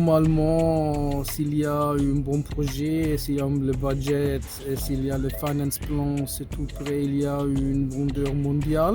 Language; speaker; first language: French; non-native, fluent; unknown